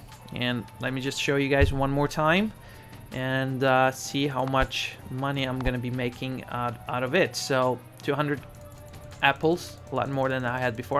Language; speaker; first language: English; non-native, fluent; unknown